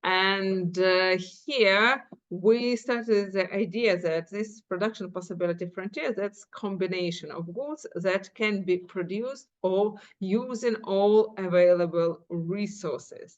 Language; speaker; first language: English; non-native, fluent; Ukrainian